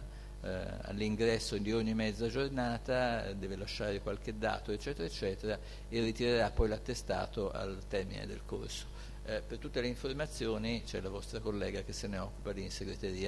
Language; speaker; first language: Italian; native; Italian